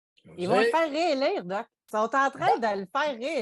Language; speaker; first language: French; native; French